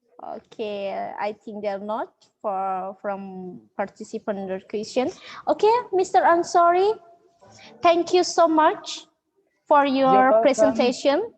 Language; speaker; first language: English; non-native, learner; Indonesian